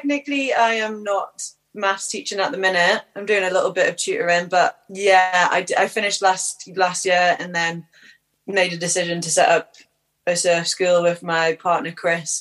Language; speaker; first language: English; native; English